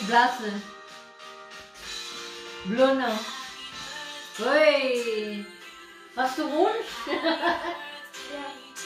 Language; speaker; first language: German; non-native, learner; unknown